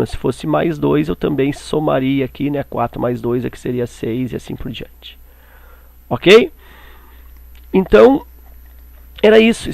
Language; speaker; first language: Portuguese; native; Portuguese